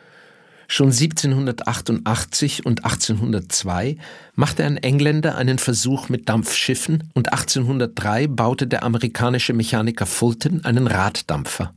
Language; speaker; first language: German; native; German